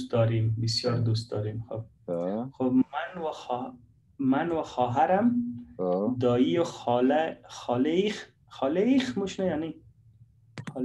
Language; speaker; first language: Persian; non-native, learner; Urdu